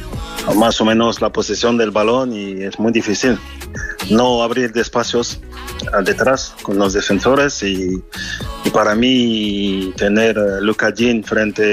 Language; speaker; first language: Spanish; non-native, fluent; French